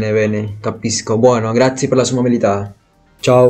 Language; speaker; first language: Italian; non-native, learner; Spanish